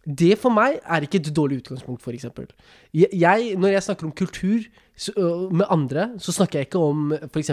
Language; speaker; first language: Norwegian; early bilingual, other home language; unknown